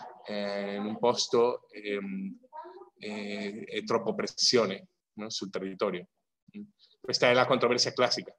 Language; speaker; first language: Italian; non-native, fluent; Spanish